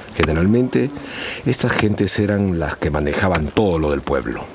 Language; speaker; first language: Spanish; non-native, local second language; Quechua